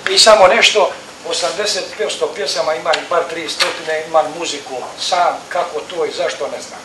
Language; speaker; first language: Croatian; native; Croatian